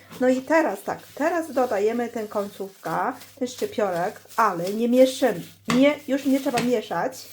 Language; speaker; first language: Polish; non-native, learner; Chinese